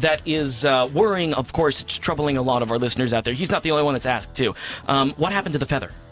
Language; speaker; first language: English; native; English